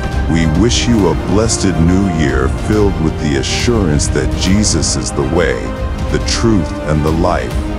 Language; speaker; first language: English; non-native, fluent; Czech